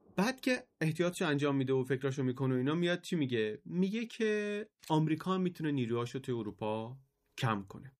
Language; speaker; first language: Persian; native; Persian